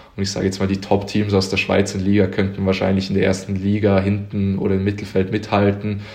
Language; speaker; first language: German; native; German